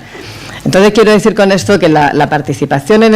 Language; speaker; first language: Spanish; native; Spanish